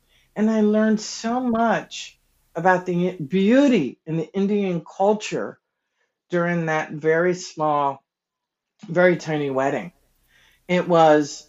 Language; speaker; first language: English; native; English